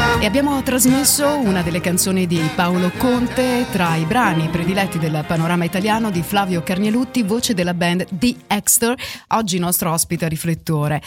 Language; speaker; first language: Italian; native; Italian